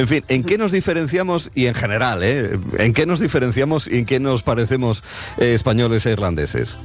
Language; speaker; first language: Spanish; native; Spanish